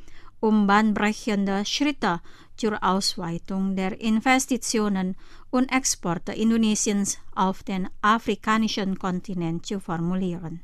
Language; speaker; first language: German; non-native, fluent; Indonesian